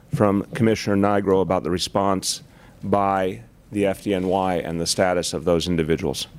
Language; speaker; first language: English; native; English